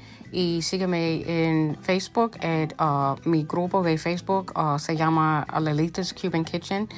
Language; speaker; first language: Spanish; early bilingual, heritage; English